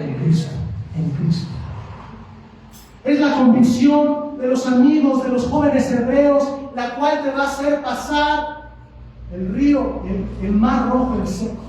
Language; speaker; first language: Spanish; native; Spanish